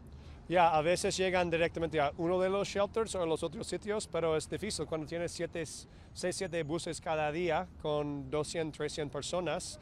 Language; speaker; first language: Spanish; non-native, fluent; English